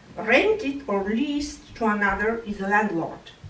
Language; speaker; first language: English; non-native, fluent; Bulgarian